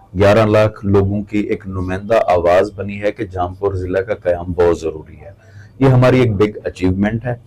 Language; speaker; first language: Urdu; non-native, local second language; Saraiki